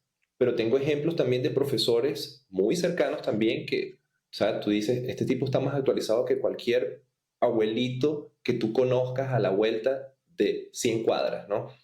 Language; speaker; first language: Spanish; native; Spanish